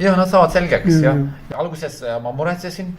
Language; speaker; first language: Estonian; non-native, fluent; Turkish